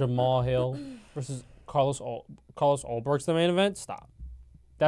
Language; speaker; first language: English; native; English